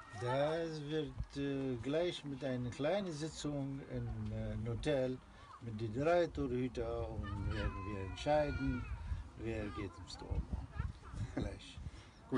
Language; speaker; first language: German; non-native, learner; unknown